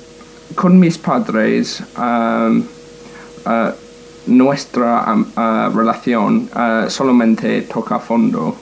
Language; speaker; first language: Spanish; non-native, learner; English